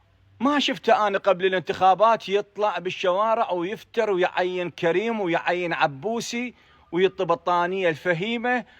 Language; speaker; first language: Arabic; native; Arabic